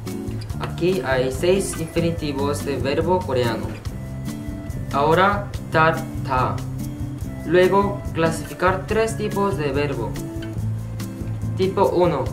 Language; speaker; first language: Spanish; non-native, fluent; Korean